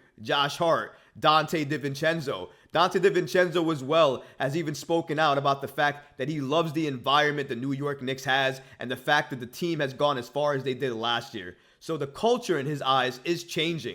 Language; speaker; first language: English; native; English